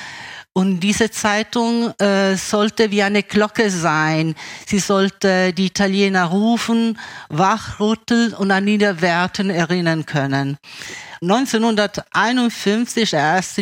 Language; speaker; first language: German; early bilingual, other home language; Italian